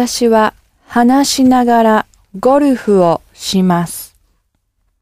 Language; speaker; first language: Japanese; non-native, learner; English